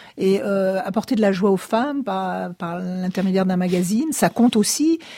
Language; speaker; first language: French; native; French